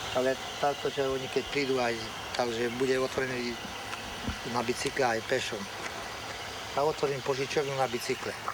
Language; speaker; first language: Slovak; non-native, local second language; Hungarian